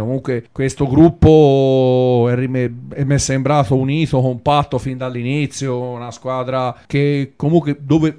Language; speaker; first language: Italian; native; Italian